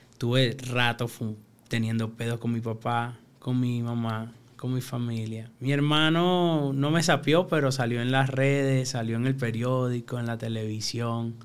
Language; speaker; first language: Spanish; native; Spanish